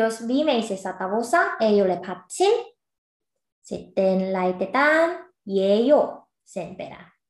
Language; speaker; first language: Finnish; non-native, fluent; Korean